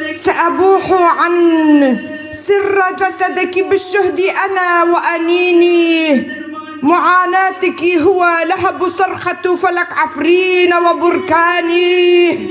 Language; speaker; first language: Arabic; non-native, local second language; Kurdish